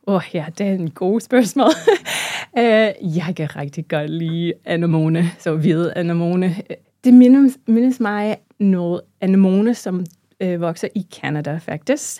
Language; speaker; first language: Danish; non-native, fluent; English